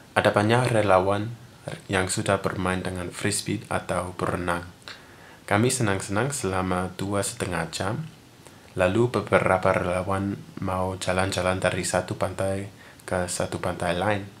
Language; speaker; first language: Indonesian; non-native, learner; English